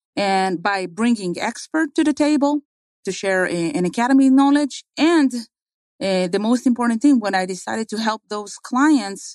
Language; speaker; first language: English; non-native, fluent; Hebrew